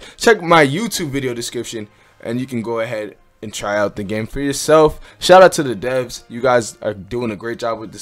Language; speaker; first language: English; native; English